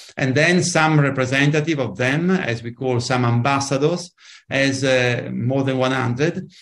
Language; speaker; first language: English; non-native, fluent; Italian